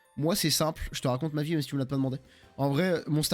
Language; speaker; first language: French; native; French